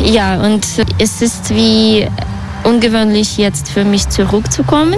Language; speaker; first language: German; non-native, learner; Russian